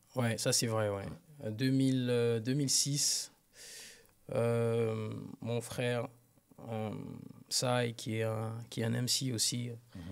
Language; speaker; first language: French; native; French